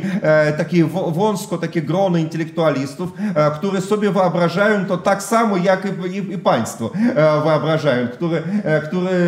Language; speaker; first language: Polish; non-native, fluent; Russian